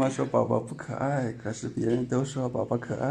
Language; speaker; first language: Chinese; native; Chinese